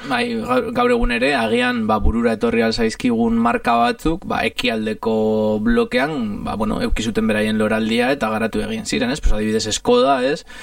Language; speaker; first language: Basque; non-native, fluent; Italian